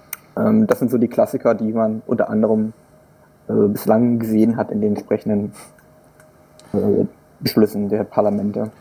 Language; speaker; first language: German; native; German